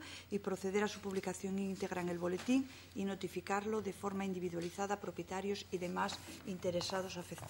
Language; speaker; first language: Spanish; native; Spanish